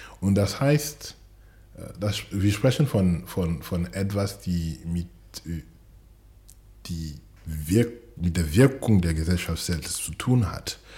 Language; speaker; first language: German; non-native, fluent; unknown